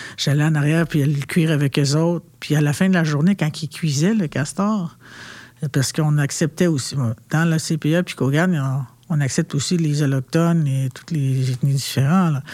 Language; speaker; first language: French; non-native, local second language; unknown